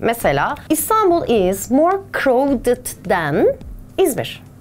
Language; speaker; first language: English; non-native, fluent; Turkish